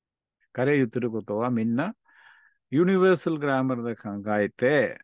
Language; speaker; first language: Japanese; non-native, learner; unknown